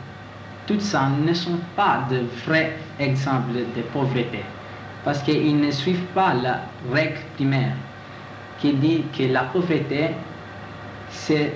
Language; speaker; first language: French; non-native, learner; Italian